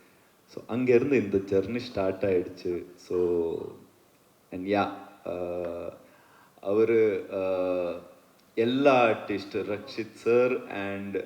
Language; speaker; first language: Tamil; non-native, learner; Kannada